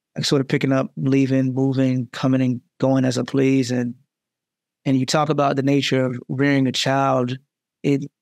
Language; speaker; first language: English; native; English